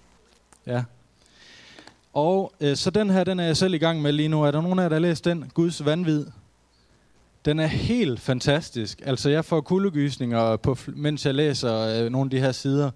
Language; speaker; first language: Danish; native; Danish